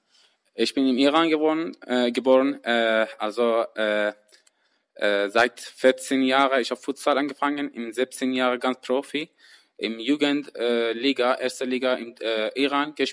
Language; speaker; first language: German; non-native, learner; Persian